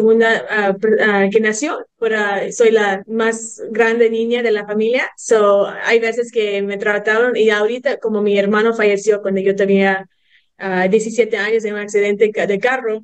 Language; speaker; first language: Spanish; early bilingual, heritage; English